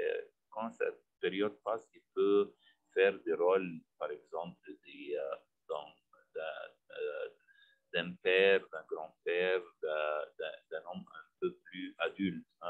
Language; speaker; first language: French; non-native, fluent; Arabic